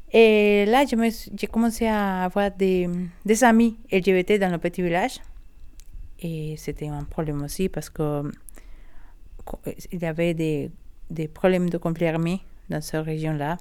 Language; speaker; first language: French; non-native, learner; Spanish